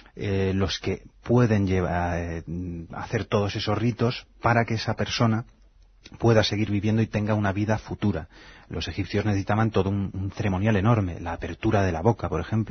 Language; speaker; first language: Spanish; native; Spanish